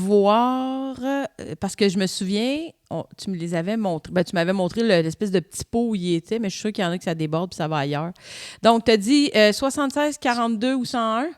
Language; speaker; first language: French; native; French